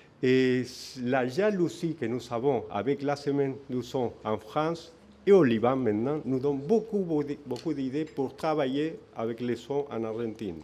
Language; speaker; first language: French; non-native, fluent; Spanish